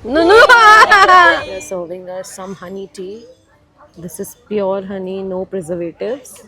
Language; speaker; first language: English; non-native, local second language; Hindi